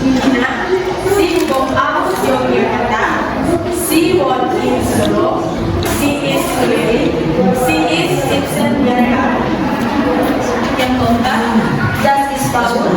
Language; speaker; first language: German; non-native, learner; Indonesian